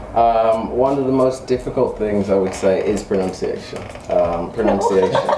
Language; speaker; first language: English; native; English